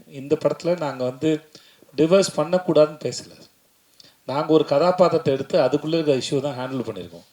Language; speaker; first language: Tamil; native; Tamil